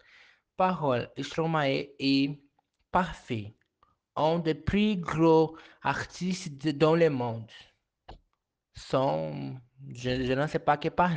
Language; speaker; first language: French; non-native, learner; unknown